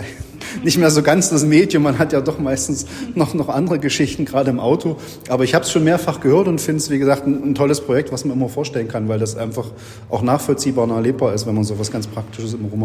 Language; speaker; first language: German; native; German